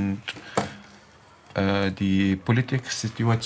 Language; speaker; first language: German; non-native, learner; Arabic